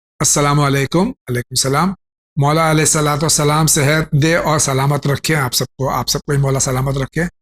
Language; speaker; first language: Urdu; native; Urdu